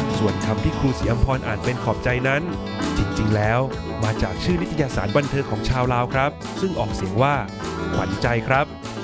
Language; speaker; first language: Thai; native; Thai